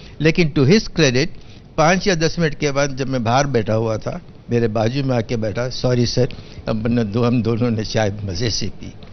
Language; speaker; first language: Hindi; native; Hindi